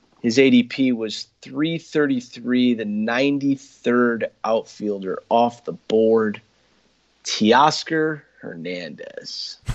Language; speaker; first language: English; native; English